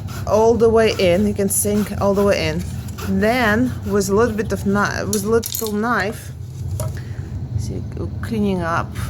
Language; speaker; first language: English; non-native, fluent; Russian